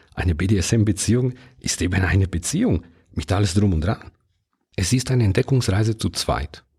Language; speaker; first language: German; non-native, fluent; Italian